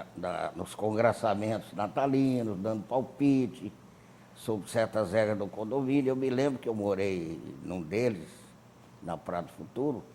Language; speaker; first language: Portuguese; native; Portuguese